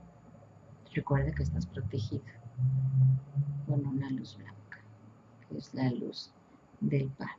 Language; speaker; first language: Spanish; native; Spanish